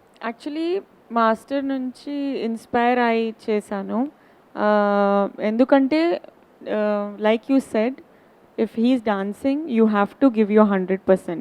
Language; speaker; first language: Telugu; non-native, fluent; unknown